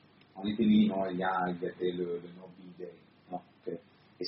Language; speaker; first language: French; non-native, fluent; Italian